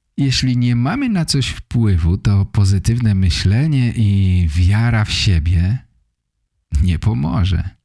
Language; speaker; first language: Polish; native; Polish